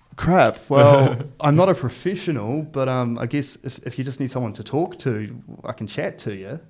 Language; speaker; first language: English; native; English